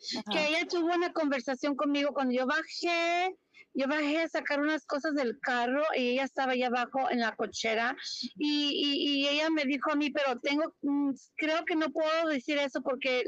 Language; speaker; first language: Spanish; early bilingual, heritage; Spanish